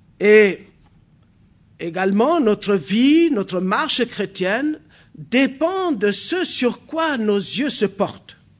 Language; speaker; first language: French; non-native, local second language; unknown